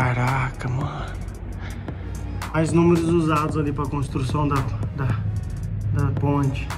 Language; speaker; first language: Portuguese; native; Portuguese